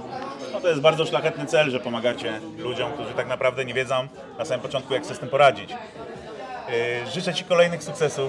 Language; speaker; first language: Polish; native; Polish